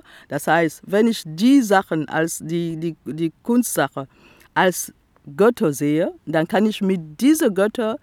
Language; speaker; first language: German; non-native, fluent; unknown